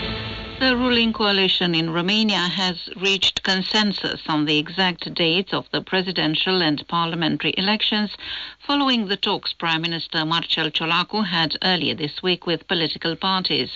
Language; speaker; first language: English; non-native, fluent; Romanian